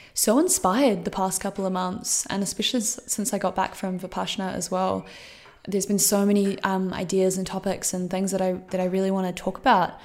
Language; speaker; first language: English; native; English